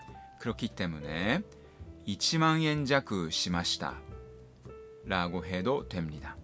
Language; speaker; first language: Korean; non-native, fluent; Japanese